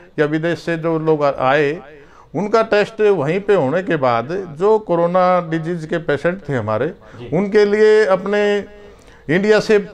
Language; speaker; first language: Hindi; native; Hindi